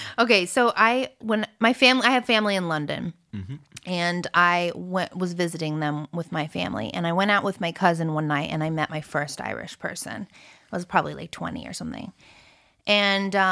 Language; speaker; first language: English; early bilingual, other home language; French